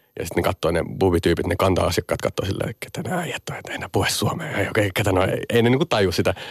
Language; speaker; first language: Finnish; early bilingual, other home language; Somali